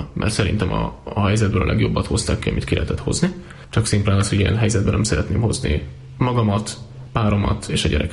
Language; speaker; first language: Hungarian; native; Hungarian